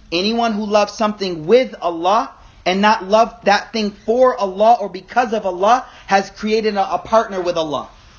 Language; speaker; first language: English; native; English